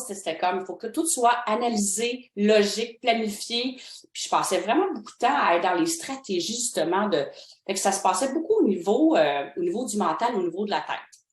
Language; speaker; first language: French; native; French